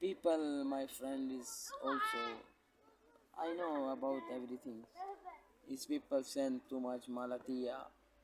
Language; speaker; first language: English; non-native, local second language; Punjabi